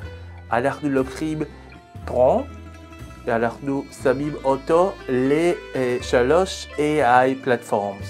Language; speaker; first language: Hebrew; non-native, learner; Swedish